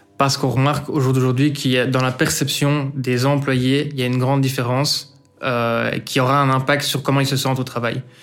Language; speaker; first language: French; native; French